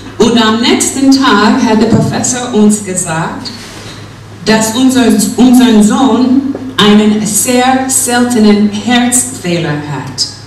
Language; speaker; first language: German; non-native, fluent; English